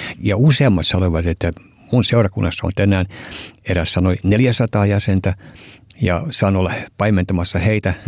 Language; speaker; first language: Finnish; non-native, fluent; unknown